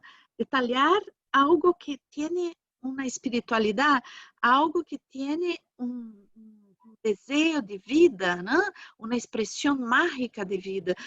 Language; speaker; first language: Spanish; non-native, learner; Portuguese